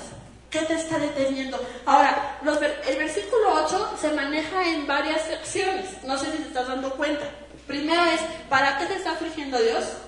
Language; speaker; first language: Spanish; native; Spanish